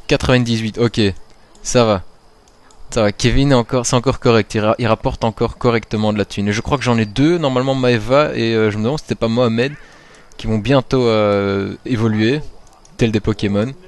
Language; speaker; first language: French; native; French